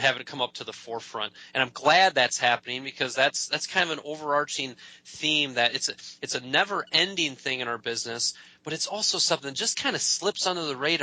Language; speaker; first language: English; native; English